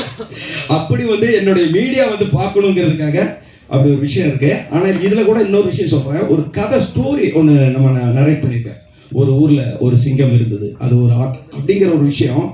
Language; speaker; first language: Tamil; native; Tamil